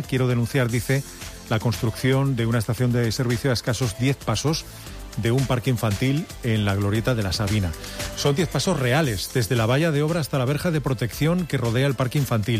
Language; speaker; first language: Spanish; native; Spanish